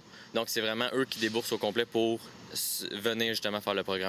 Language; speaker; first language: French; native; French